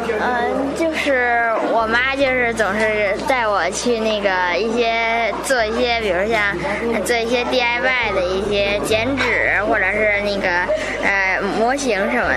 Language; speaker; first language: Chinese; native; Chinese